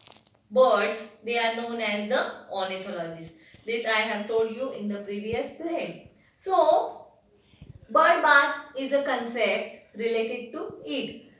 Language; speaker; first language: English; non-native, local second language; Marathi